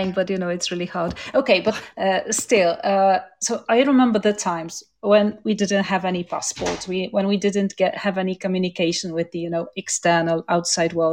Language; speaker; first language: English; non-native, fluent; Polish